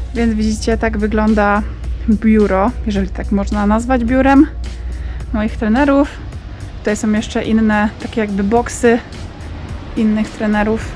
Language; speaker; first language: Polish; native; Polish